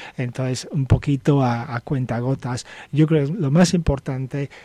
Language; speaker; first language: Spanish; non-native, fluent; English